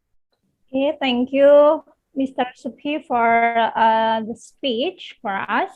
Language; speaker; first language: English; non-native, learner; Indonesian